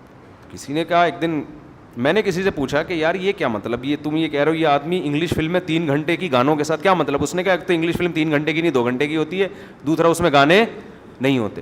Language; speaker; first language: Urdu; native; Urdu